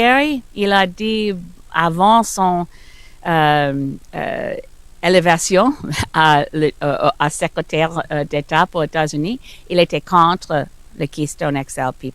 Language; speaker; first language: French; non-native, learner; English